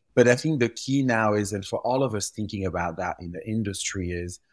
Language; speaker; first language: English; early bilingual, other home language; French